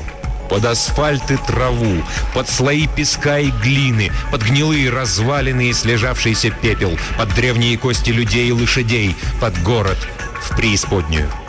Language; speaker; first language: Russian; native; Russian